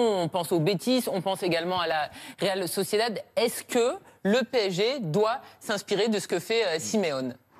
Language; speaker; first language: French; native; French